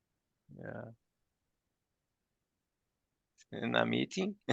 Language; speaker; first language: English; non-native, fluent; Portuguese